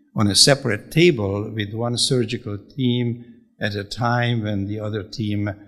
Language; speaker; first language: English; non-native, fluent; Hungarian